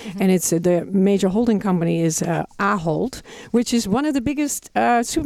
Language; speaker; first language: English; non-native, fluent; Dutch